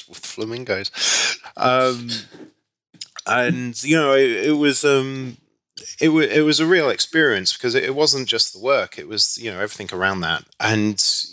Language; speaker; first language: English; native; English